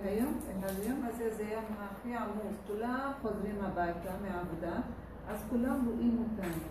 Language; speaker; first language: Hebrew; non-native, local second language; Arabic